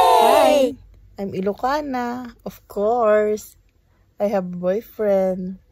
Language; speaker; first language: English; non-native, learner; Iloko